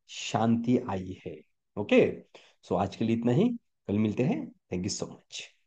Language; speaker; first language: Hindi; non-native, local second language; Marathi